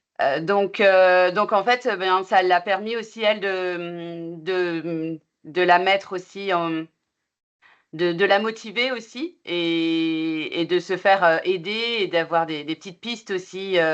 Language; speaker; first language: French; native; French